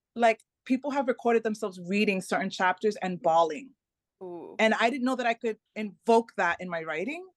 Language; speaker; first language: English; early bilingual, other home language; Spanish